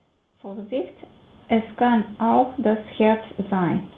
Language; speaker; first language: German; non-native, learner; Macedonian